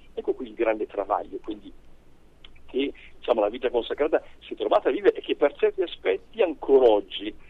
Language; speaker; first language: Italian; native; Italian